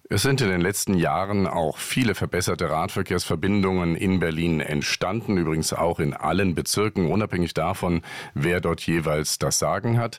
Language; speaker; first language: German; native; German